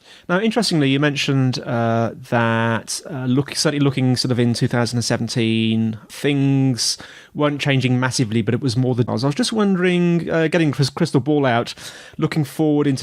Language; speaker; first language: English; native; English